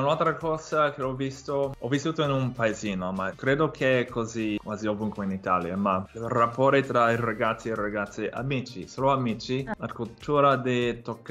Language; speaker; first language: Italian; non-native, fluent; English